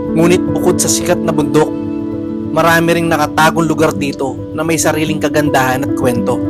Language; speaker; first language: Filipino; non-native, local second language; Pampanga